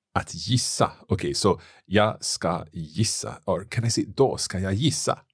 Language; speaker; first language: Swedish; non-native, learner; English